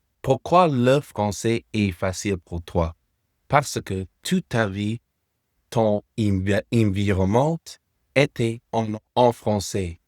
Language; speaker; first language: French; non-native, fluent; English